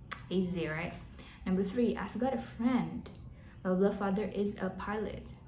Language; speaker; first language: English; non-native, fluent; Indonesian